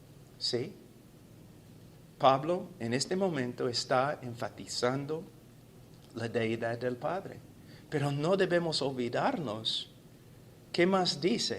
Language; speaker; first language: Spanish; non-native, fluent; English